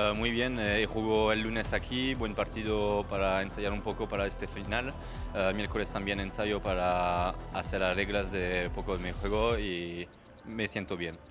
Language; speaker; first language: Spanish; non-native, fluent; French